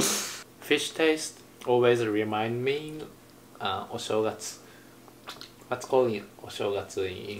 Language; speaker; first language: English; non-native, learner; Japanese